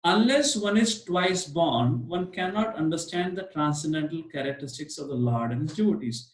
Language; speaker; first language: English; non-native, local second language; Hindi